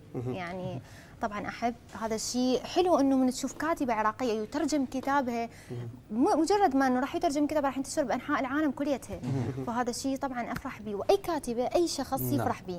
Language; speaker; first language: Arabic; native; Arabic